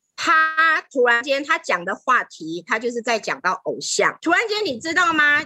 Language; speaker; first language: Chinese; native; Chinese